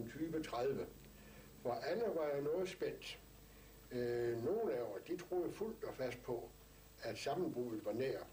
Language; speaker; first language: Danish; native; Danish